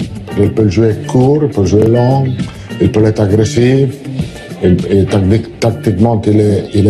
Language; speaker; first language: French; non-native, fluent; Italian